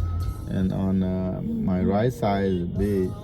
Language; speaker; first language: English; non-native, learner; Khmer